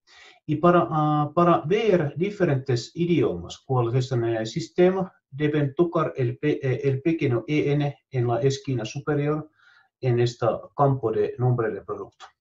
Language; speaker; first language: Spanish; non-native, fluent; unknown